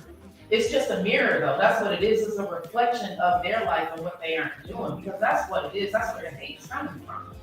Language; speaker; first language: English; native; English